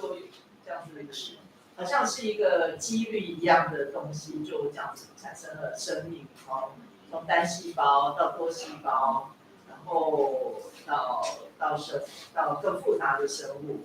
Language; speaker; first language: Chinese; native; Chinese